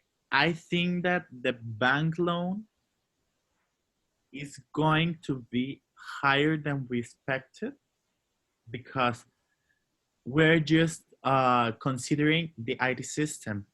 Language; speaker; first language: English; non-native, learner; Spanish